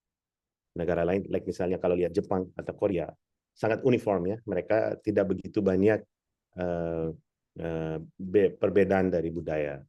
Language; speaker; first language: Indonesian; non-native, fluent; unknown